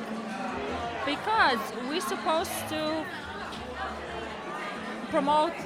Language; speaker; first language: English; non-native, fluent; Polish